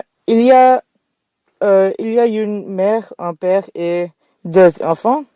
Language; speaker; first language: French; non-native, learner; English